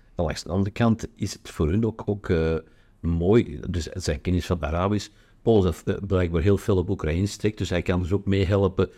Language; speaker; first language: Dutch; native; Dutch